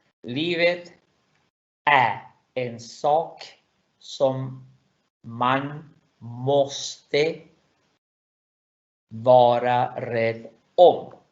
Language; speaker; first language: Swedish; non-native, fluent; Spanish